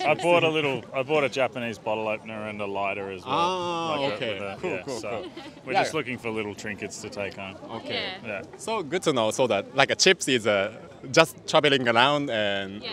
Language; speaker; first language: English; non-native, learner; Japanese